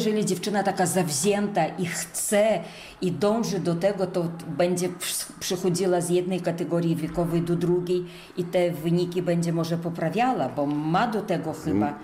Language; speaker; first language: Polish; native; Polish